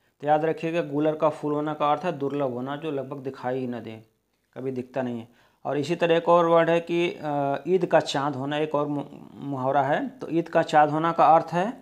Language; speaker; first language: Hindi; native; Hindi